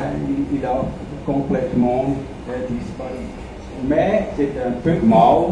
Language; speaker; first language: French; non-native, fluent; German